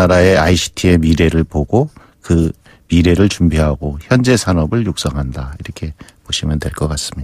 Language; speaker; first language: Korean; native; Korean